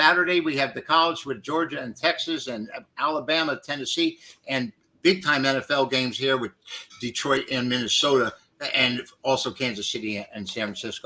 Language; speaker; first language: English; native; English